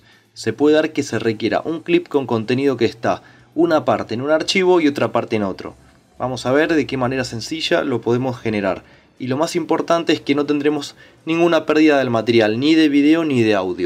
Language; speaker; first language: Spanish; native; Spanish